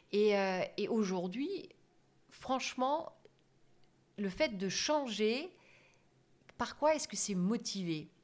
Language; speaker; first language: French; non-native, fluent; German